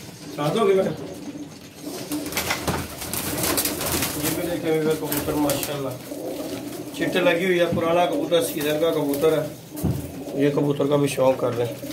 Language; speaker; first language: Hindi; non-native, local second language; Punjabi